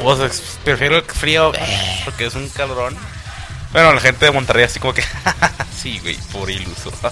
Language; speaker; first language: Spanish; native; Spanish